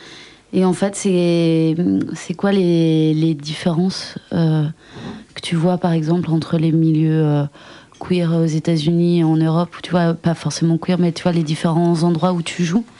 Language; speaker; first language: French; native; French